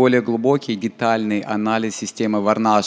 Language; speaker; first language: Russian; native; Russian